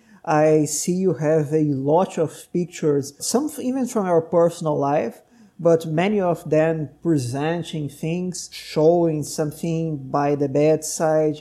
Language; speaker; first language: English; non-native, fluent; Portuguese